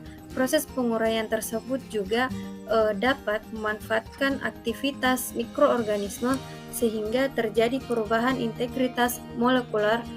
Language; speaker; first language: Indonesian; native; Indonesian